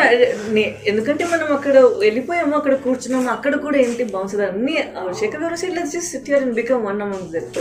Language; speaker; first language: Telugu; non-native, fluent; Tamil